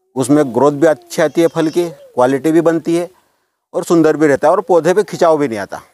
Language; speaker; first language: Hindi; native; Hindi